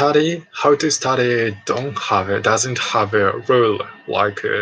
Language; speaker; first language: English; non-native, learner; Japanese